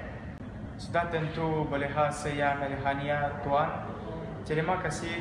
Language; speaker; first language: Malay; non-native, learner; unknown